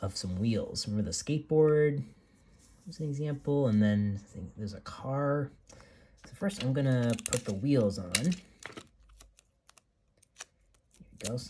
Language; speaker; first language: English; native; English